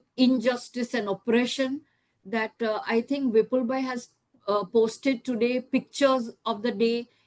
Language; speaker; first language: English; non-native, local second language; Gujarati